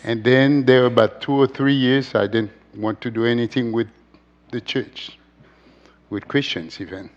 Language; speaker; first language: English; non-native, fluent; Haitian Creole